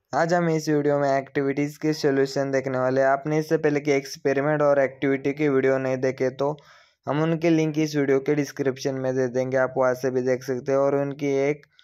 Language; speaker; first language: Hindi; non-native, local second language; Marathi